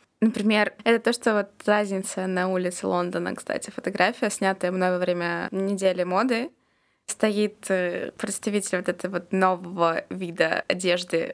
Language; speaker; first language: Russian; native; Russian